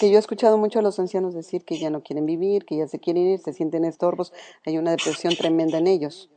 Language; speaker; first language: Spanish; native; Spanish